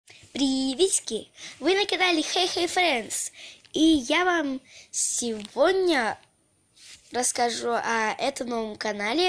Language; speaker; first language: Russian; early bilingual, heritage; Russian